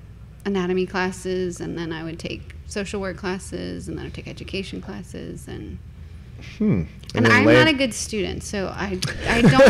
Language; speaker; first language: English; native; English